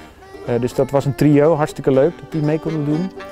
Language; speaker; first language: Dutch; native; Dutch